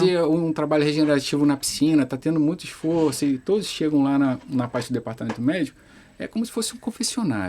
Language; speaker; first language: Portuguese; native; Portuguese